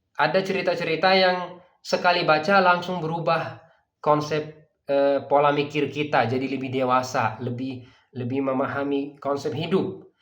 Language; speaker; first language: Indonesian; non-native, fluent; Persian